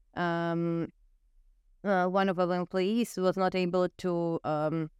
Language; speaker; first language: English; non-native, fluent; Ukrainian